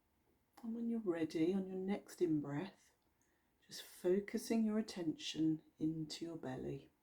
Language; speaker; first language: English; native; English